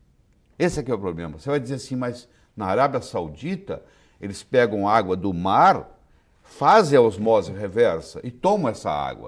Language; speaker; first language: Portuguese; native; Portuguese